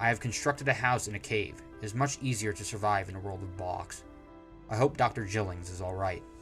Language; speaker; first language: English; native; English